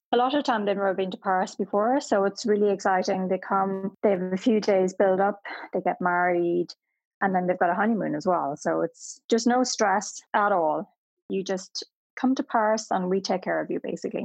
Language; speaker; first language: English; native; English